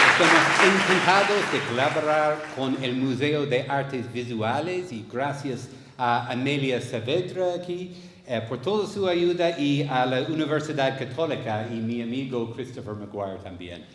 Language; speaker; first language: Spanish; non-native, fluent; English